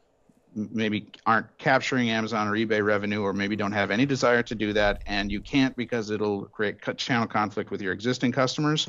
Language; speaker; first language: English; native; English